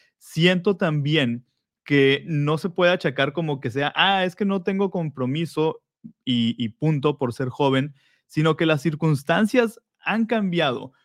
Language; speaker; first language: Spanish; native; Spanish